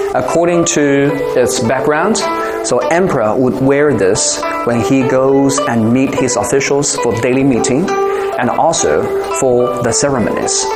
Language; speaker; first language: English; non-native, fluent; Chinese